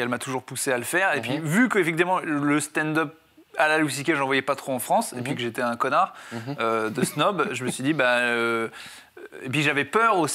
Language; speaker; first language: French; native; French